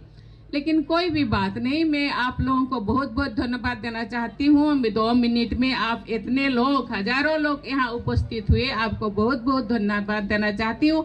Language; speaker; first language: Hindi; non-native, local second language; Santali